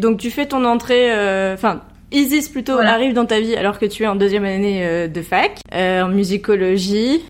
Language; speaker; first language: French; native; French